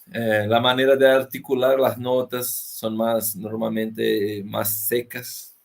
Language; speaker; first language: Spanish; non-native, fluent; Portuguese